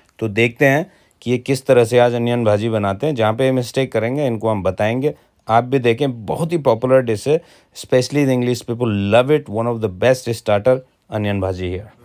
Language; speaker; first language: Hindi; native; Hindi